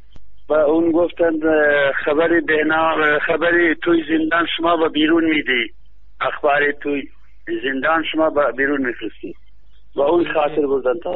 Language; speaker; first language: Persian; non-native, local second language; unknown